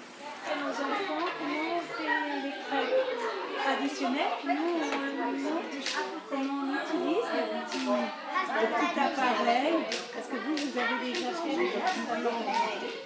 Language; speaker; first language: French; native; French